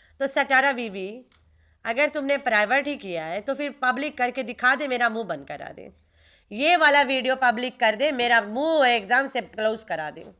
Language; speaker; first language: Urdu; non-native, local second language; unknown